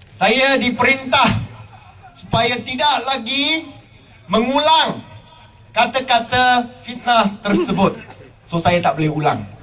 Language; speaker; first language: Malay; non-native, local second language; Chinese